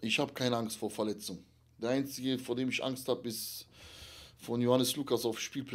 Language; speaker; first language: German; native; German